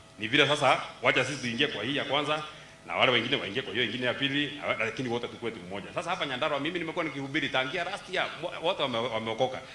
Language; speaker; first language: Swahili; non-native, local second language; Kikuyu